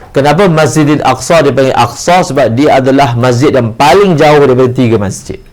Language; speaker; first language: Malay; native; Malay